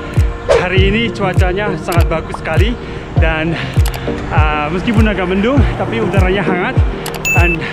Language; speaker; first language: Indonesian; non-native, local second language; Javanese